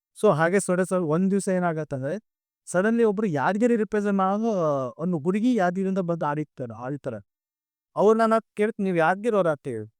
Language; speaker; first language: Kannada; non-native, local second language; Lambadi